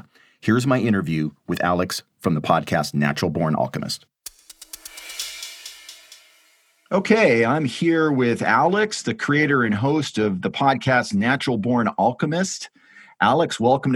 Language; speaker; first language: English; native; English